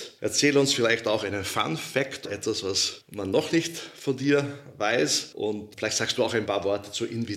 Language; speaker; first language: German; native; German